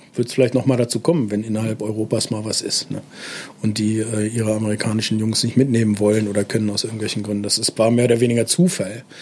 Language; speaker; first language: German; native; German